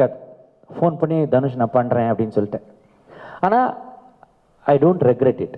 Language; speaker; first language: Tamil; native; Tamil